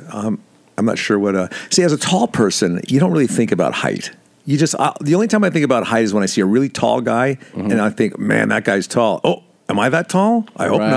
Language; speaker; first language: English; native; English